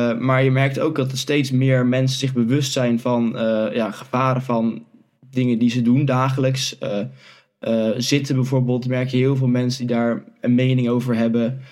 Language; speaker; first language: Dutch; native; Dutch